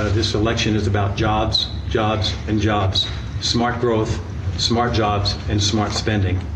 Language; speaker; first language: English; native; English